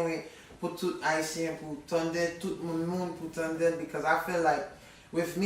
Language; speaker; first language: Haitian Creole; early bilingual, heritage; English